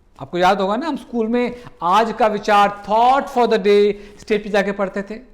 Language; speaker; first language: Hindi; native; Hindi